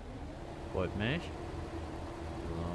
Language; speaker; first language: German; native; German